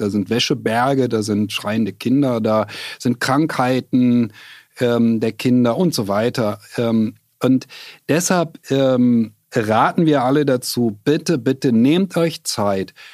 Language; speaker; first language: German; native; German